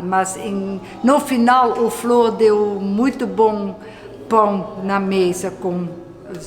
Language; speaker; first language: Portuguese; non-native, fluent; Dutch